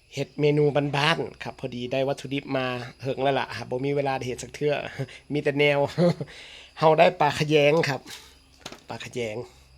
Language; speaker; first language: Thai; non-native, local second language; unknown